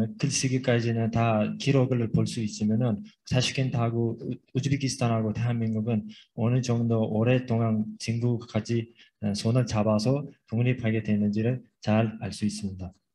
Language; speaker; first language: Korean; non-native, fluent; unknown